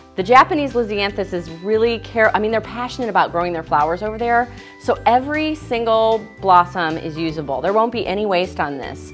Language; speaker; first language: English; native; English